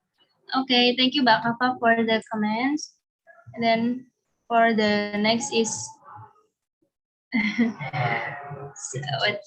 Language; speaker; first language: English; non-native, learner; Indonesian